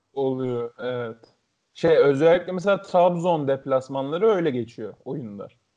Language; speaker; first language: Turkish; native; Turkish